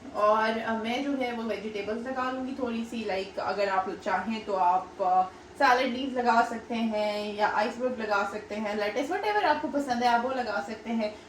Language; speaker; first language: Hindi; native; Hindi